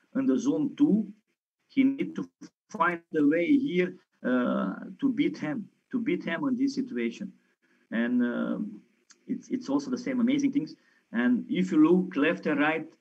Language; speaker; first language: English; non-native, fluent; Romanian